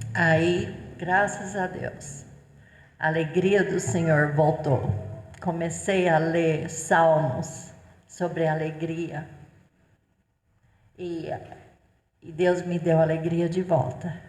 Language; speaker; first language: Portuguese; non-native, fluent; English